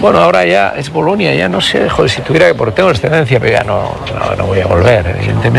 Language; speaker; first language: Spanish; native; Spanish